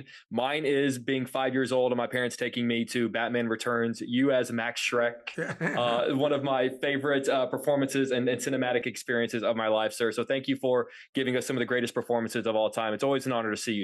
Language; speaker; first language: English; native; English